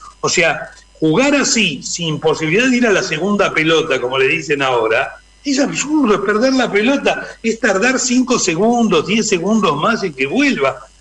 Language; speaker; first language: Spanish; native; Spanish